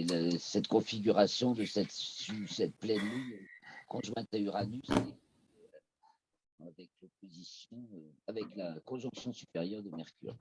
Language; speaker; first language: French; native; French